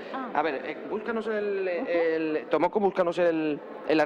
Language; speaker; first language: Spanish; native; Spanish